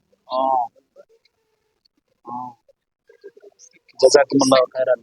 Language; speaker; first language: Arabic; non-native, learner; Bangla